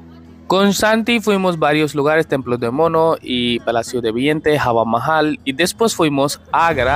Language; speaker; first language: Spanish; non-native, learner; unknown